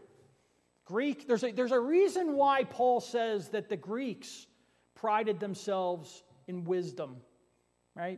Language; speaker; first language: English; native; English